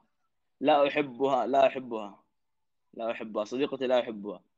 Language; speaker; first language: Arabic; non-native, learner; Somali